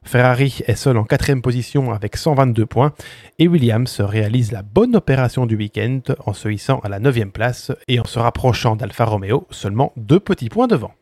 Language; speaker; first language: French; native; French